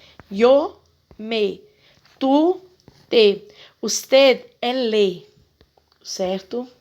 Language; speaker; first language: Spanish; non-native, fluent; Portuguese